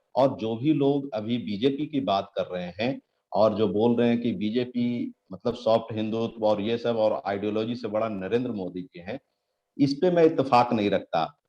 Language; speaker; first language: Hindi; native; Hindi